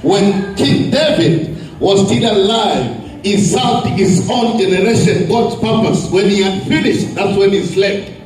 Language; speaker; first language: English; non-native, local second language; Swahili